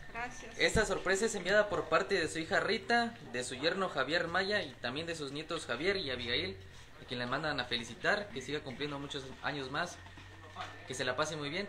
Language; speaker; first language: Spanish; native; Spanish